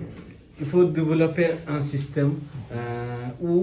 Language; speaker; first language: French; non-native, learner; Bangla